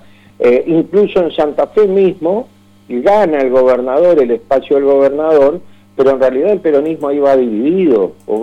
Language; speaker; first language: Spanish; native; Spanish